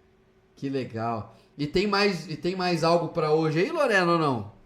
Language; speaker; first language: Portuguese; native; Portuguese